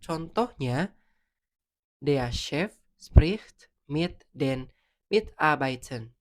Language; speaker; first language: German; non-native, fluent; Indonesian